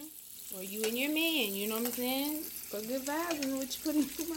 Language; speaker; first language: English; native; English